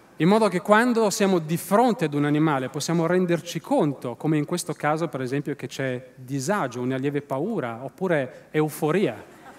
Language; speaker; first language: Italian; native; Italian